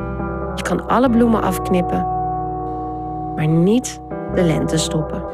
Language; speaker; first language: Dutch; native; Dutch